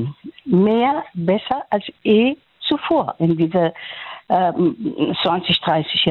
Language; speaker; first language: German; non-native, fluent; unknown